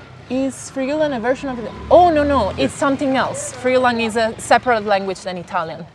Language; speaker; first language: English; non-native, fluent; Italian